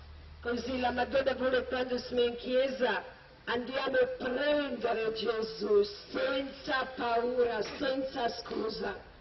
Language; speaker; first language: Italian; non-native, learner; Croatian